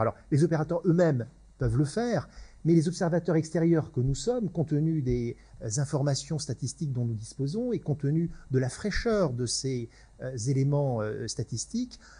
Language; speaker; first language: French; native; French